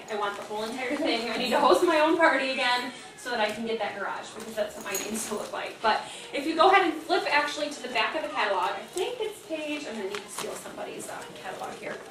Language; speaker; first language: English; native; English